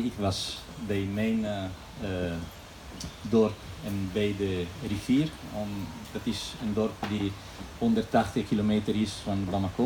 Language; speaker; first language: Dutch; non-native, fluent; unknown